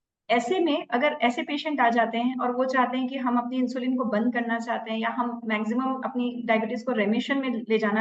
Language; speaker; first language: Hindi; native; Hindi